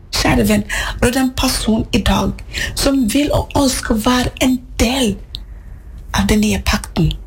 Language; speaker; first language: Norwegian; non-native, fluent; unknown